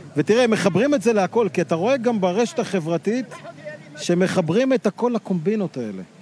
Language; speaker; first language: Hebrew; native; Hebrew